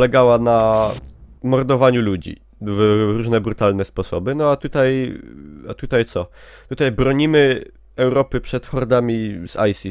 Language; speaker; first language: Polish; native; Polish